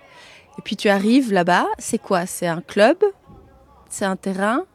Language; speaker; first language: French; native; French